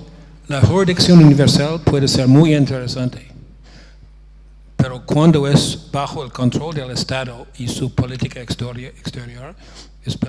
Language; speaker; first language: Spanish; non-native, fluent; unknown